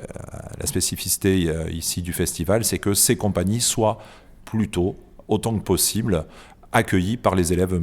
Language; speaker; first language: French; native; French